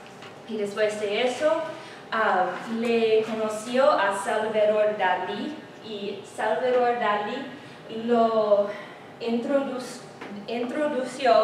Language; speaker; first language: Spanish; non-native, learner; English